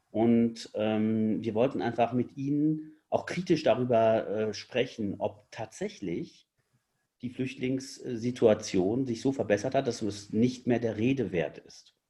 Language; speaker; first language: German; native; German